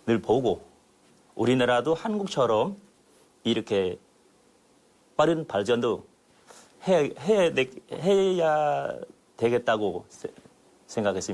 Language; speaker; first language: Korean; non-native, learner; Khmer